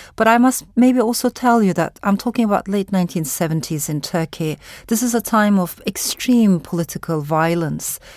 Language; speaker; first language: English; non-native, fluent; Turkish